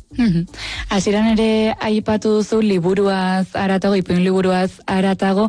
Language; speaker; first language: Basque; native; Basque